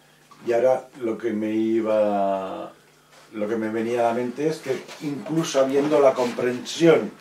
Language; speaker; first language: Spanish; native; Spanish